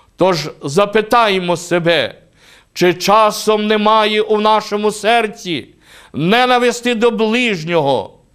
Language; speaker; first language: Ukrainian; native; Ukrainian